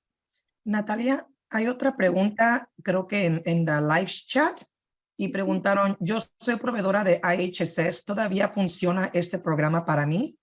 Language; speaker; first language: Spanish; early bilingual, heritage; Spanish